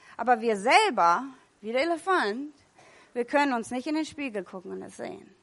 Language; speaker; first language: German; non-native, fluent; English